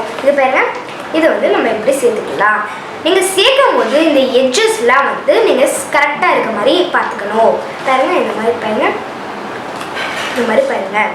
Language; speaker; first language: Tamil; native; Tamil